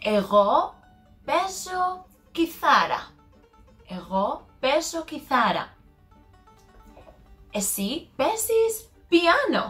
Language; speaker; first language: Greek; non-native, learner; English